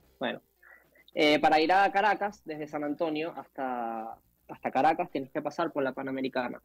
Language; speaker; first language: Spanish; native; Spanish